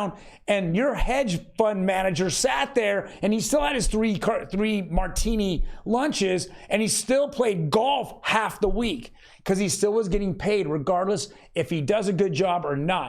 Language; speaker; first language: English; native; English